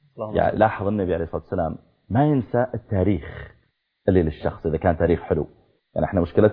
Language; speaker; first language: Arabic; native; Arabic